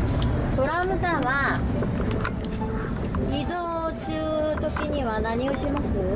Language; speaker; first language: Japanese; non-native, learner; Korean